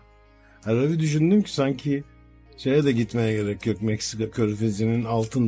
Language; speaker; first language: Turkish; native; Turkish